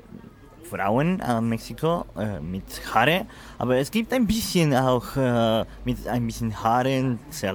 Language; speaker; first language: German; non-native, learner; Spanish